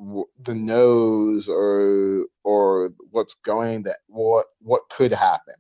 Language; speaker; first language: English; native; English